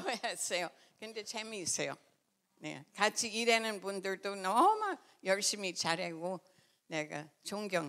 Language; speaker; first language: Korean; non-native, fluent; English